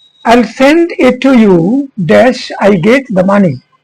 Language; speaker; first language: English; non-native, local second language; Bangla